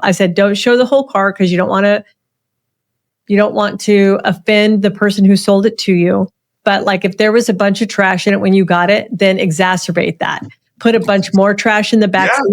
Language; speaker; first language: English; native; English